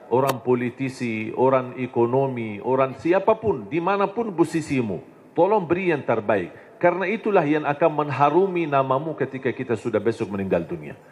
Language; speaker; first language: Indonesian; non-native, fluent; Arabic